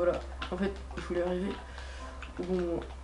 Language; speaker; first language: French; native; French